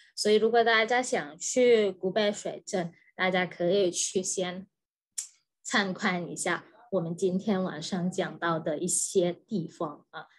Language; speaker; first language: Chinese; non-native, fluent; Indonesian